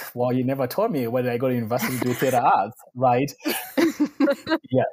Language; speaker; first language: English; non-native, local second language; Shona